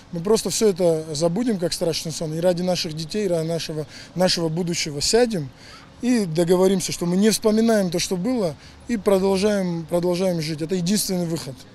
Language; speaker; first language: Russian; non-native, local second language; Georgian